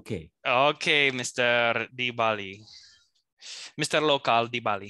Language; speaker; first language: Indonesian; non-native, fluent; English